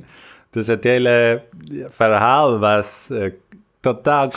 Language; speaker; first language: Dutch; non-native, fluent; Spanish